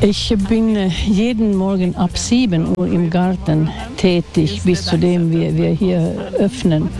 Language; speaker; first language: German; non-native, fluent; Swedish